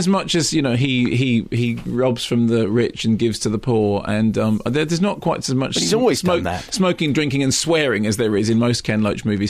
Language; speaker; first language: English; native; English